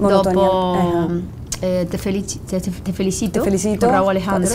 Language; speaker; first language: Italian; non-native, learner; Spanish